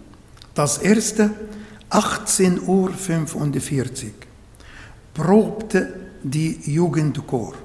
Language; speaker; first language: German; non-native, fluent; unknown